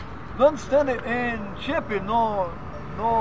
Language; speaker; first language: English; non-native, learner; Portuguese